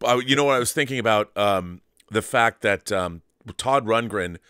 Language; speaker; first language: English; native; English